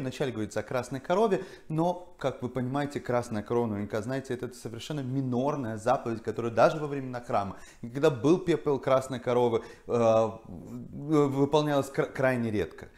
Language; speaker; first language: Russian; native; Russian